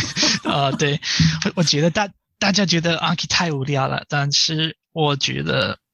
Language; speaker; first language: Chinese; non-native, fluent; English